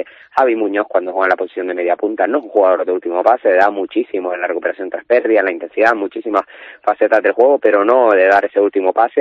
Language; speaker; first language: Spanish; native; Spanish